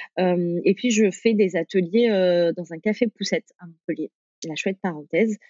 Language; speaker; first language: French; early bilingual, other home language; Arabic